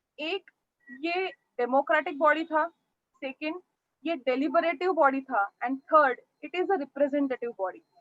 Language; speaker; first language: Hindi; non-native, local second language; Marathi